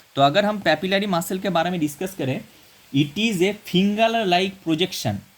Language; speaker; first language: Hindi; non-native, local second language; Bangla